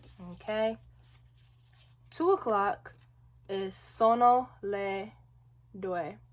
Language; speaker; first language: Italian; non-native, learner; English